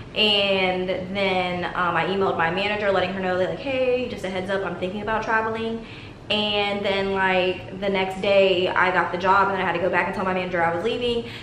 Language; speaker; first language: English; native; English